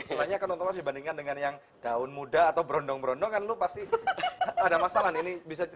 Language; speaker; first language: Indonesian; native; Indonesian